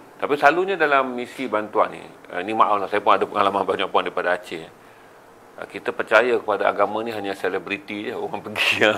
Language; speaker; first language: Malay; native; Malay